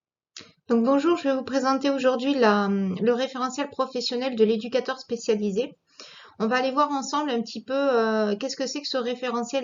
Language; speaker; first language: French; native; French